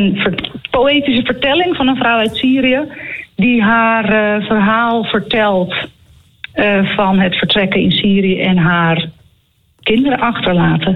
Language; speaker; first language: Dutch; native; Dutch